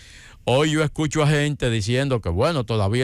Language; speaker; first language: Spanish; native; Spanish